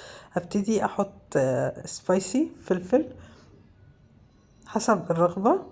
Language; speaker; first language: Arabic; native; Arabic